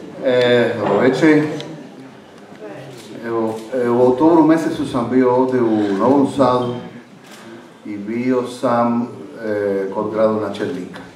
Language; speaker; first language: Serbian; non-native, fluent; Spanish